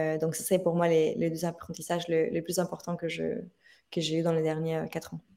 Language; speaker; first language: French; non-native, fluent; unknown